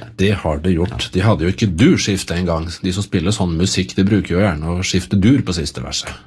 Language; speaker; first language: Norwegian; native; Norwegian